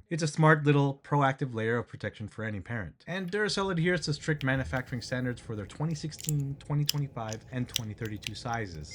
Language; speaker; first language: English; native; English